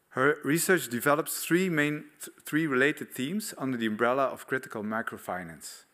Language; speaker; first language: English; non-native, fluent; Dutch